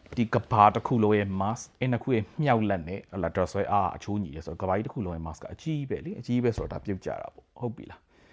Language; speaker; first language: Burmese; native; Burmese